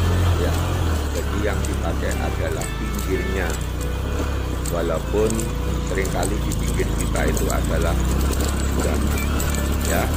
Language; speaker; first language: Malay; non-native, local second language; Javanese